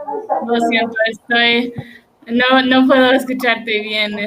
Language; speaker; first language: Spanish; non-native, learner; English